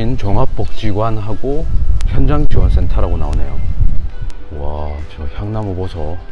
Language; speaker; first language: Korean; native; Korean